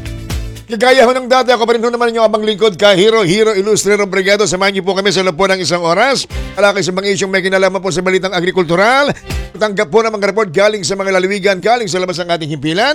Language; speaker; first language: Filipino; native; Filipino